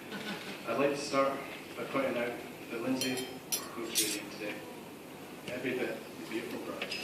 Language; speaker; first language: English; native; English